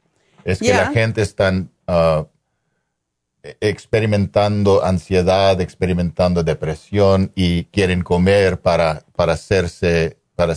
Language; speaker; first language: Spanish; non-native, fluent; English